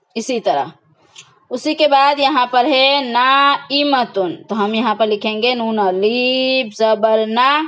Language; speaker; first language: Hindi; non-native, local second language; Gujarati